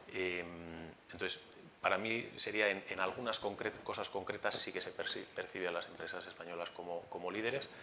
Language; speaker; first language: Spanish; native; Spanish